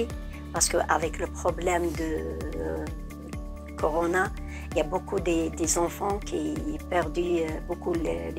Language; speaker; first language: French; non-native, learner; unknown